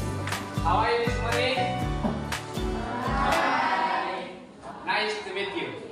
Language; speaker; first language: English; non-native, learner; Indonesian